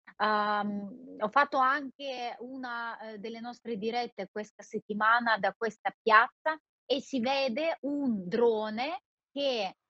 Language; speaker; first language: Italian; non-native, fluent; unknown